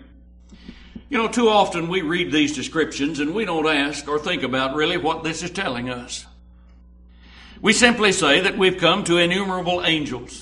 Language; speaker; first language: English; native; English